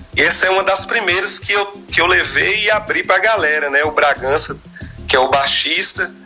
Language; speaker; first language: Portuguese; native; Portuguese